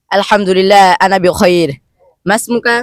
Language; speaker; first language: Arabic; non-native, learner; Bangla